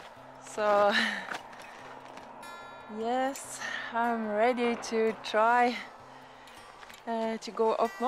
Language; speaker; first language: English; non-native, learner; Norwegian